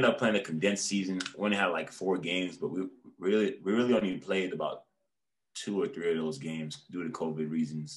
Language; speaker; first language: English; native; English